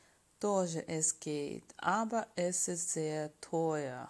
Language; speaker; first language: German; non-native, fluent; Russian